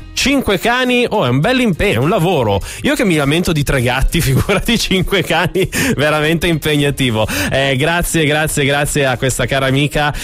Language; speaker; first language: Italian; native; Italian